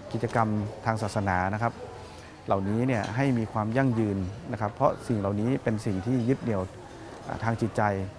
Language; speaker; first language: Thai; native; Thai